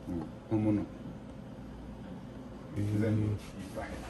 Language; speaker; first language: Japanese; non-native, learner; English